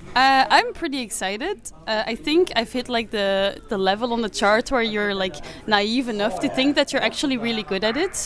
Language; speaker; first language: English; non-native, fluent; Dutch